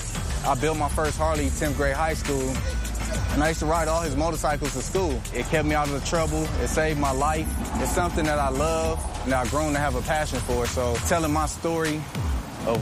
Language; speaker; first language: English; non-native, fluent; Vietnamese